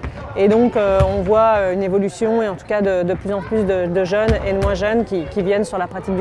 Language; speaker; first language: French; native; French